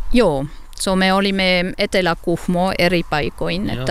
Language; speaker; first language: Finnish; non-native, learner; French